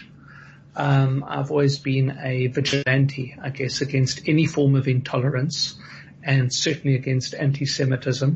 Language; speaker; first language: English; native; English